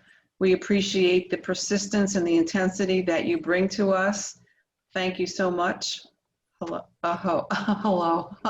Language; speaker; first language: English; native; English